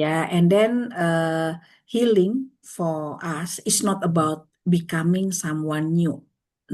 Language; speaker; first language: English; non-native, learner; Indonesian